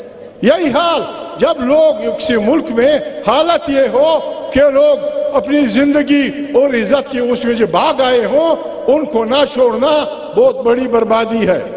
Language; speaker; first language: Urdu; non-native, local second language; Pashto